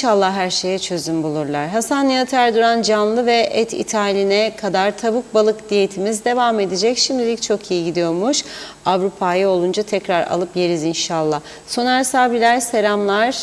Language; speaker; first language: Turkish; native; Turkish